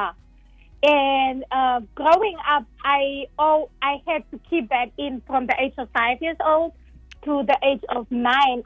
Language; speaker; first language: English; non-native, local second language; Dutch